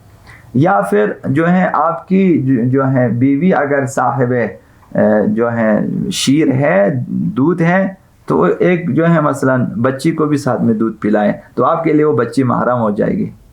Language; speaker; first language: Urdu; non-native, local second language; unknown